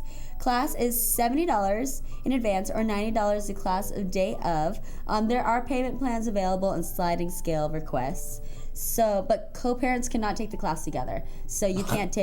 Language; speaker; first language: English; native; English